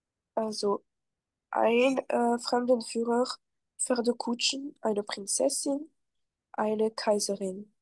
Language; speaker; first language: German; non-native, fluent; French